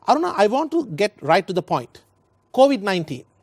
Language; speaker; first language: English; non-native, local second language; Sinhala